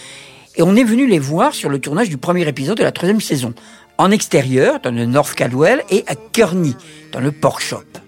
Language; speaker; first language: French; native; French